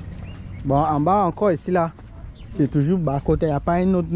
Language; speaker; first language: French; non-native, fluent; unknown